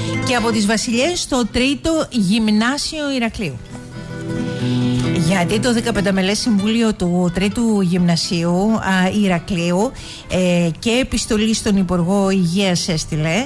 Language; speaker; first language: Greek; native; Greek